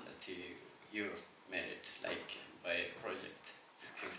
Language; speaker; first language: English; non-native, learner; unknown